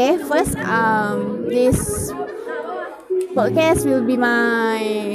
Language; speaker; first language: English; non-native, local second language; Malay